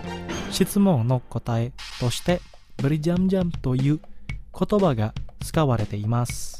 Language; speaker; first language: Japanese; non-native, fluent; Indonesian